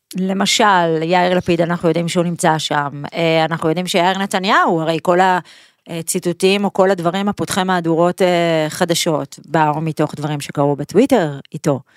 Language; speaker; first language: Hebrew; native; Hebrew